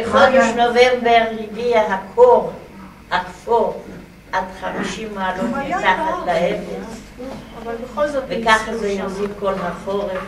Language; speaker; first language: Hebrew; non-native, fluent; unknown